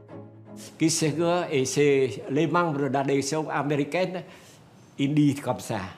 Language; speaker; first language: French; non-native, fluent; Vietnamese